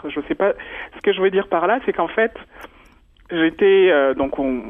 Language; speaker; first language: French; non-native, local second language; Kinyarwanda